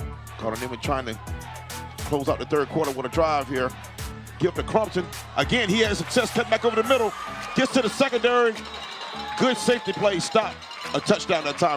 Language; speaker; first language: English; native; English